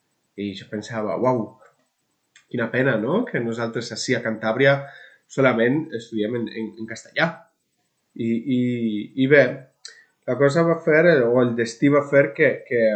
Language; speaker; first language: Catalan; non-native, local second language; Spanish